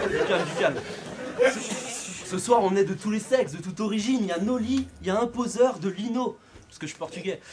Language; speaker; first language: French; native; French